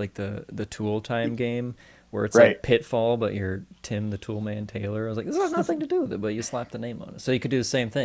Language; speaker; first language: English; native; English